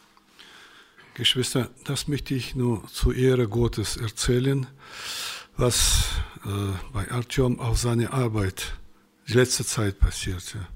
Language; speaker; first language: German; non-native, fluent; Russian